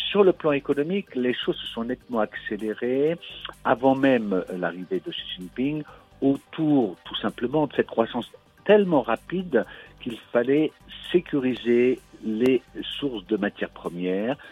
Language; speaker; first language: French; native; French